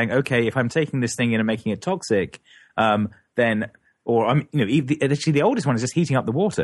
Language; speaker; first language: English; native; English